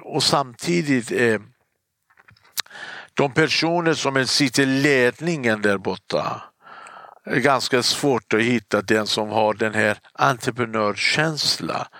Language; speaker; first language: Swedish; non-native, fluent; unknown